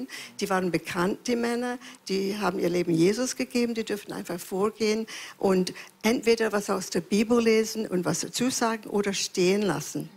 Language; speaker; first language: German; non-native, fluent; English